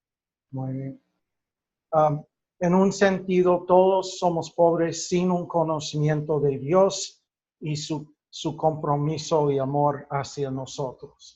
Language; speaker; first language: Spanish; non-native, fluent; English